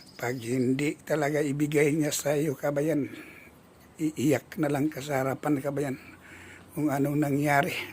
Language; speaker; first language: Filipino; non-native, local second language; Cebuano